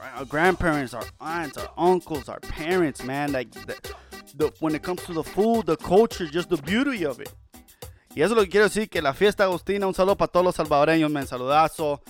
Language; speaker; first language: Spanish; early bilingual, heritage; Spanish